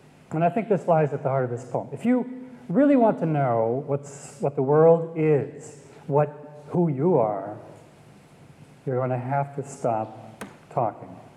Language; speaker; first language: English; native; English